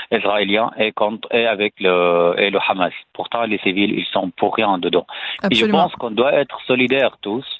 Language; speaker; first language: French; non-native, fluent; Arabic